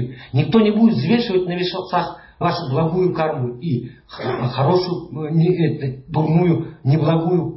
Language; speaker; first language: Russian; native; Russian